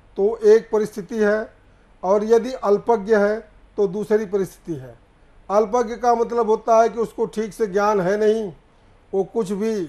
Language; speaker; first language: Hindi; native; Hindi